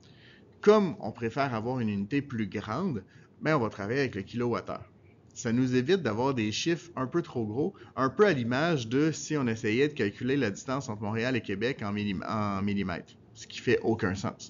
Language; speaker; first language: French; native; French